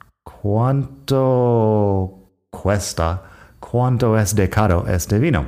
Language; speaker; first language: Spanish; non-native, fluent; English